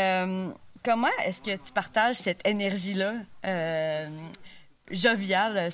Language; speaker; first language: French; native; French